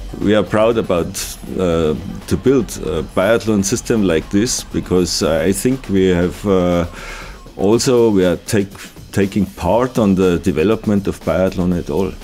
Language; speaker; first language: English; non-native, fluent; German